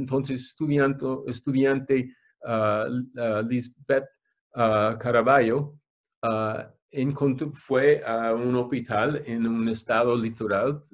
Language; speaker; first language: Spanish; non-native, fluent; English